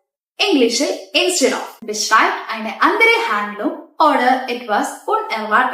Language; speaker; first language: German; non-native, fluent; Malayalam